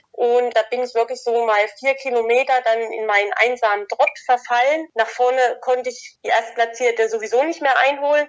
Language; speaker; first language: German; native; German